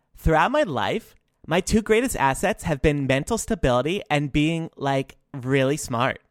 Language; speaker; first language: English; native; English